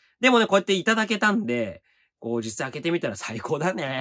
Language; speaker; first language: Japanese; native; Japanese